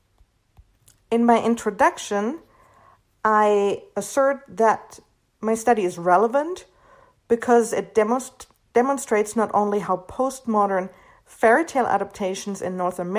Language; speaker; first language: English; non-native, fluent; German